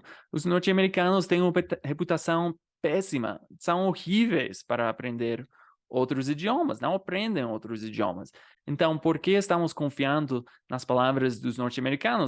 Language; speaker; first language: Portuguese; non-native, fluent; English